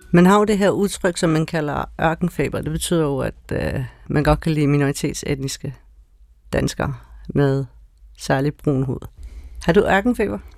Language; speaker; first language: Danish; early bilingual, other home language; Persian